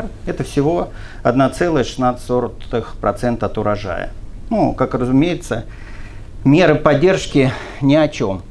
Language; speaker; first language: Russian; native; Russian